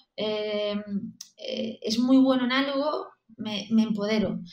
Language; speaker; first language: Spanish; native; Spanish